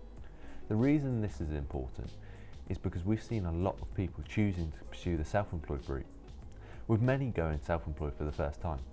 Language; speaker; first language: English; native; English